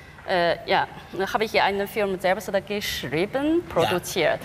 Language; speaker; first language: German; non-native, fluent; Chinese